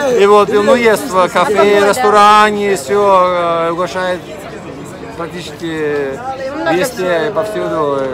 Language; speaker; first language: Russian; non-native, fluent; Swedish